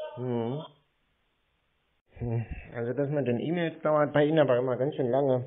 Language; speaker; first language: German; native; German